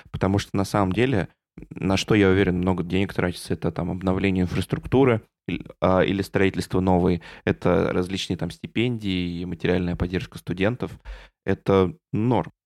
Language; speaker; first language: Russian; native; Russian